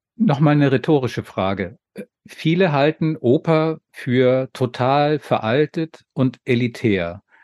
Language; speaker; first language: German; native; German